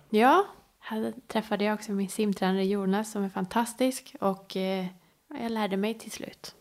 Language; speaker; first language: Swedish; early bilingual, other home language; Persian